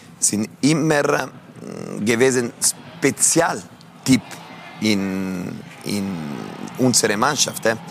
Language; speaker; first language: German; non-native, local second language; Italian